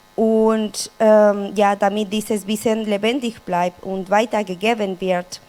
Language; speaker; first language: German; non-native, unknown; Spanish